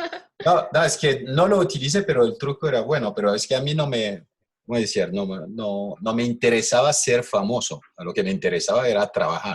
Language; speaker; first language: Spanish; non-native, fluent; French